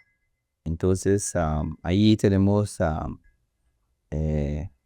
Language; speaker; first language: Spanish; non-native, learner; English